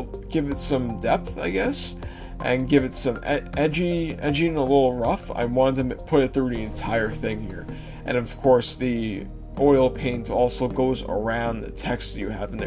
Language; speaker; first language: English; native; English